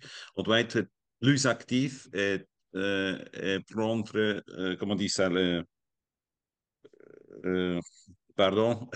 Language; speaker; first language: French; non-native, learner; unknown